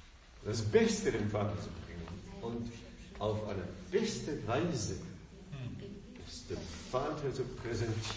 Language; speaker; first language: German; non-native, fluent; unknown